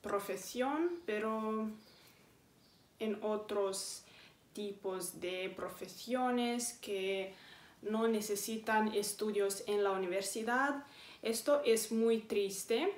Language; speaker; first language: Spanish; non-native, fluent; Romanian